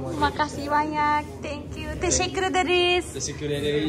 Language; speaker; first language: Indonesian; non-native, learner; Turkish